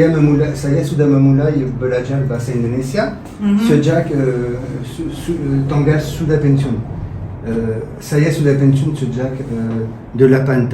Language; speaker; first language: Indonesian; non-native, learner; French